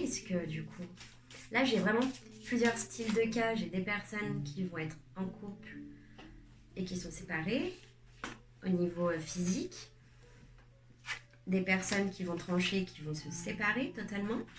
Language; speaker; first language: French; native; French